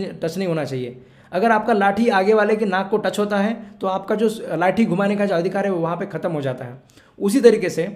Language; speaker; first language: Hindi; non-native, local second language; Marathi